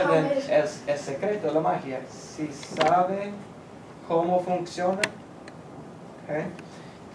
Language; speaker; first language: Spanish; non-native, fluent; English